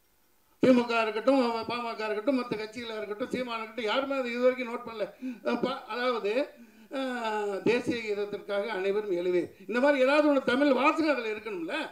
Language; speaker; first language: Tamil; native; Tamil